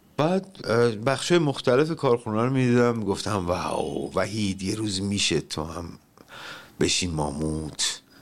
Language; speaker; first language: Persian; native; Persian